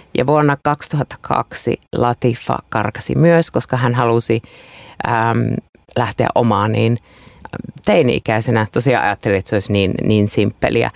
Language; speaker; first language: Finnish; native; Finnish